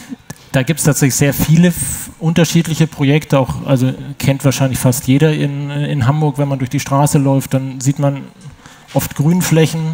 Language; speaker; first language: German; native; German